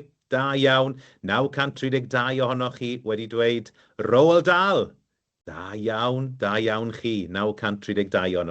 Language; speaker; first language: Welsh; native; Welsh